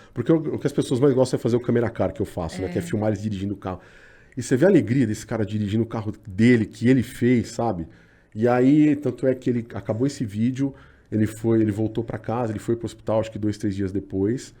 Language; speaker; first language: Portuguese; native; Portuguese